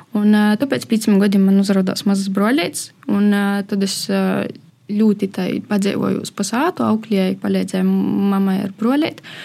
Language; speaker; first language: Latvian; native; Latvian